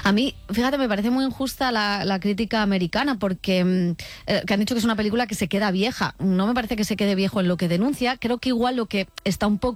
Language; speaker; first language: Spanish; native; Spanish